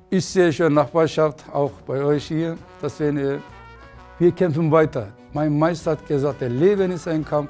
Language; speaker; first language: German; non-native, learner; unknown